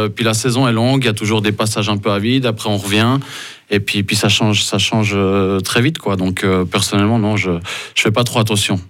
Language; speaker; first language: French; native; French